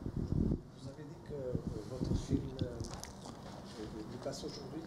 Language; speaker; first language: French; non-native, fluent; Portuguese